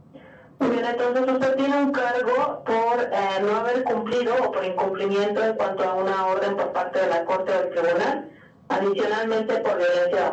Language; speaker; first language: Spanish; native; Spanish